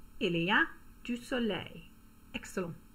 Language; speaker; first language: French; non-native, fluent; English